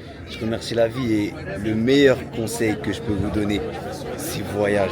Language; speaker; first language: French; native; French